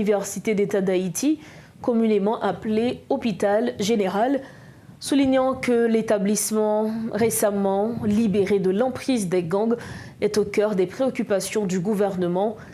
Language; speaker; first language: French; non-native, local second language; Haitian Creole